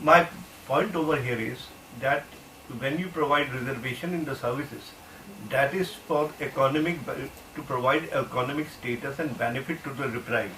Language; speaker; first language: English; non-native, local second language; Hindi